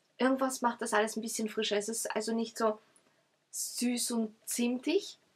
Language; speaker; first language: German; early bilingual, other home language; Russian